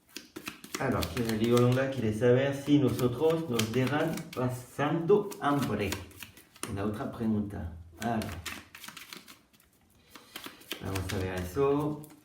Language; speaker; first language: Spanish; non-native, learner; French